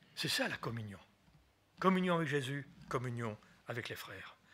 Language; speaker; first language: French; native; French